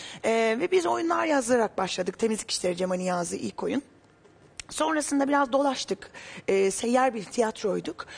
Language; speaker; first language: Turkish; native; Turkish